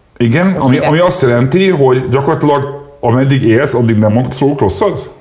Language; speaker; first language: Hungarian; native; Hungarian